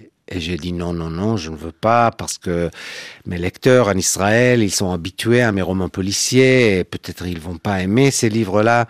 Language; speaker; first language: French; non-native, fluent; Hebrew